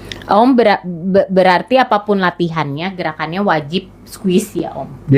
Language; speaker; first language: Indonesian; native; Indonesian